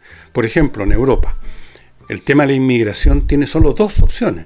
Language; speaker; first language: Spanish; native; Spanish